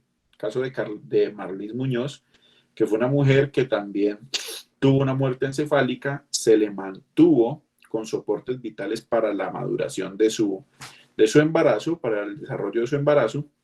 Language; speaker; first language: Spanish; native; Spanish